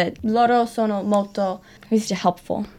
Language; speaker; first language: Italian; non-native, learner; English